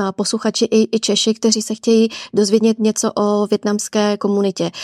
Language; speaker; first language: Czech; early bilingual, other home language; Vietnamese